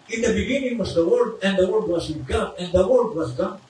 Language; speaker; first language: English; non-native, local second language; Filipino